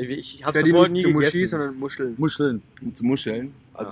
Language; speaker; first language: German; native; German